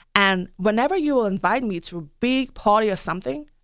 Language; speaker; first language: English; non-native, local second language; French